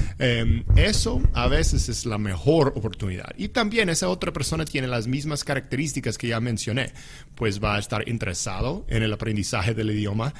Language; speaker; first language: Spanish; non-native, fluent; English